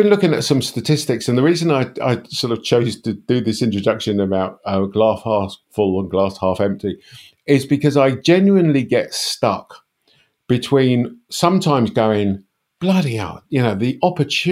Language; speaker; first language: English; native; English